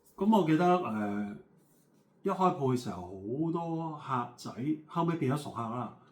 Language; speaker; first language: Cantonese; native; Cantonese